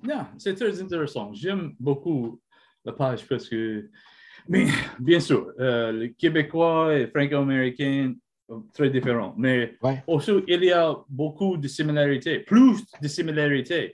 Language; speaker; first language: French; non-native, learner; English